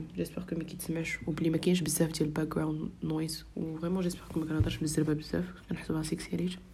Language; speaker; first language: French; non-native, local second language; Arabic